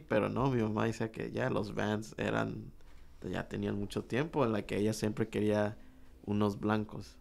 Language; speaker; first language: Spanish; early bilingual, heritage; Spanish